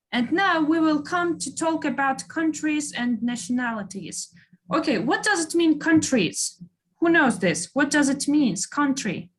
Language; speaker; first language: English; non-native, fluent; Kyrgyz